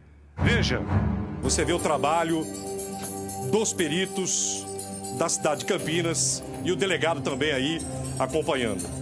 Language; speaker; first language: Portuguese; native; Portuguese